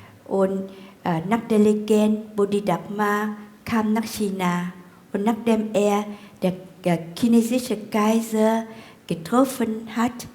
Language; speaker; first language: German; non-native, fluent; Vietnamese